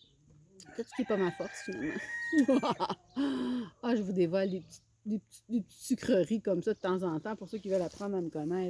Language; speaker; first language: French; native; French